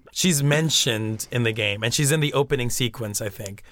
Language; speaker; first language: English; early bilingual, other home language; Spanish